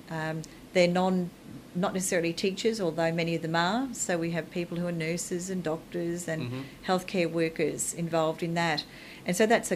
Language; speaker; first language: English; native; English